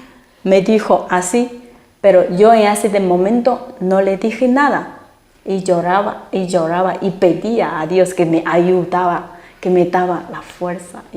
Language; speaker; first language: Spanish; non-native, fluent; Chinese